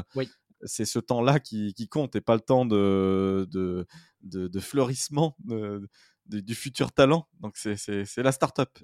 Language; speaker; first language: French; native; French